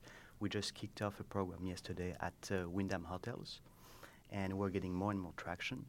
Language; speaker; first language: English; non-native, fluent; French